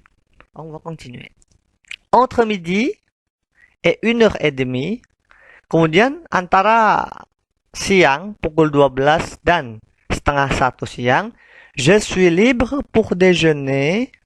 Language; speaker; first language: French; non-native, fluent; Indonesian